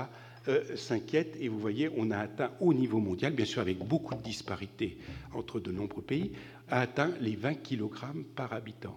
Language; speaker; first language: French; native; French